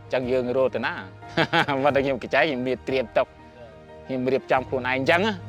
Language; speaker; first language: Khmer; non-native, local second language; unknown